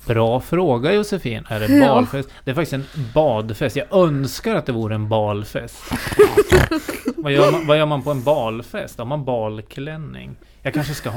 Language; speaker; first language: Swedish; native; Swedish